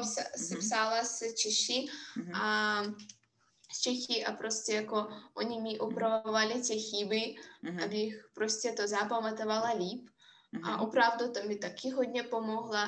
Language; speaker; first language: Czech; non-native, fluent; Russian